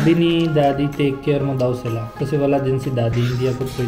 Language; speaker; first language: Filipino; non-native, learner; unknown